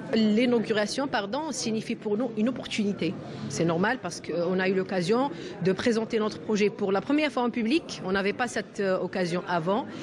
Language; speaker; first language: French; non-native, local second language; Arabic